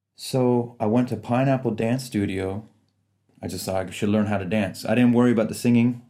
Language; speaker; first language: English; native; English